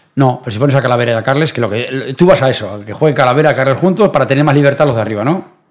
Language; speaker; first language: Spanish; native; Spanish